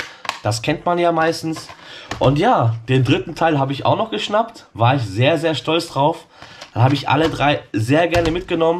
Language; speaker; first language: German; native; German